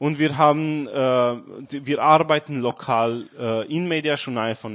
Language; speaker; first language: German; non-native, learner; Romanian